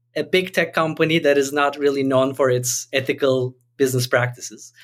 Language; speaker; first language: English; non-native, fluent; Turkish